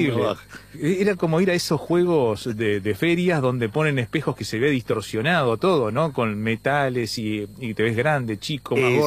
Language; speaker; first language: Spanish; native; Spanish